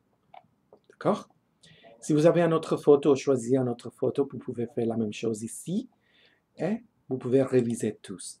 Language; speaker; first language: French; non-native, fluent; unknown